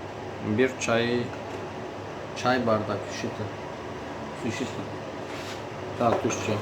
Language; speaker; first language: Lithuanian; non-native, learner; Turkish